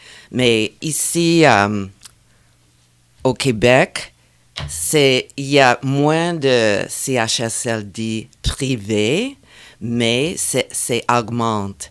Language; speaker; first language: French; non-native, fluent; English